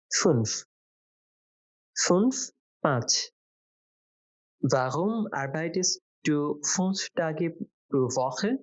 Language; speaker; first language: German; non-native, fluent; Bangla